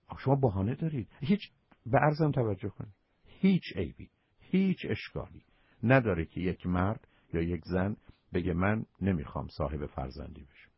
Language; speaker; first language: Persian; native; Persian